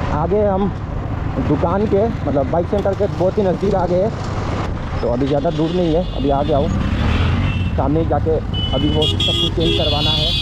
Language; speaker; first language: Hindi; non-native, local second language; Bangla